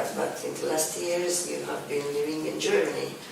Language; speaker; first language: English; non-native, fluent; Italian